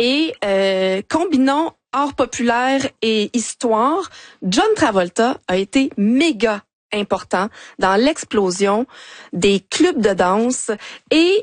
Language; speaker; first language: French; native; French